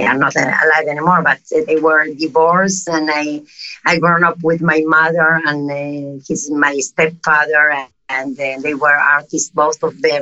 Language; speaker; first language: English; non-native, fluent; Spanish